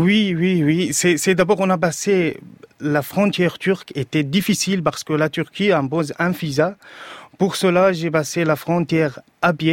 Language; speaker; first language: French; non-native, fluent; Arabic